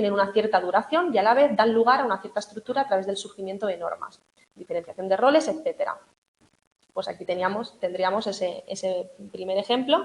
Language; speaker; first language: Spanish; native; Spanish